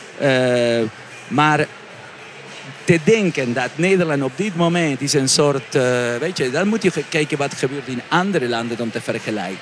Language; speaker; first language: Dutch; non-native, fluent; Spanish